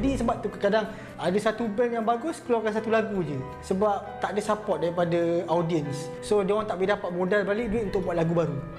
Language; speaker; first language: Malay; native; Malay